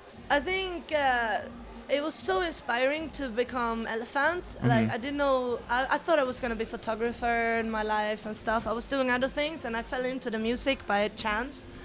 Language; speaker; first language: English; non-native, fluent; Swedish